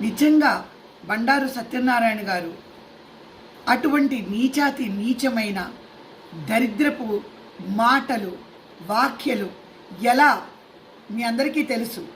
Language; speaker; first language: Telugu; native; Telugu